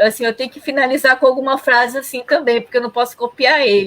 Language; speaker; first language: Portuguese; native; Portuguese